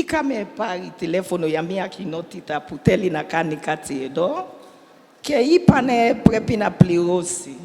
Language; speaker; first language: Greek; non-native, learner; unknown